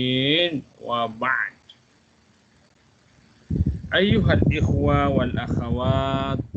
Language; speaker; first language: Arabic; non-native, fluent; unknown